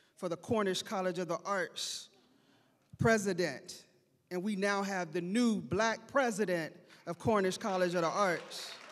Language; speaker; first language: English; native; English